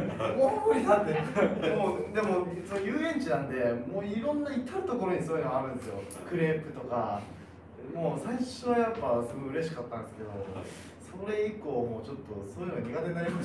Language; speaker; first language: Japanese; native; Japanese